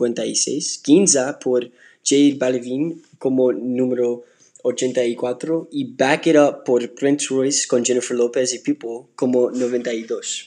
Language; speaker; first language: Spanish; non-native, learner; English